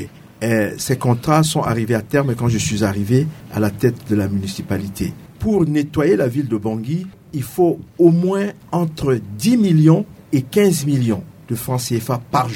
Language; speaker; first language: French; non-native, local second language; Sango